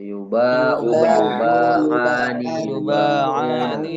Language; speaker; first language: Arabic; non-native, learner; Indonesian